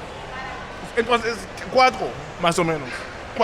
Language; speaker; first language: Spanish; non-native, learner; English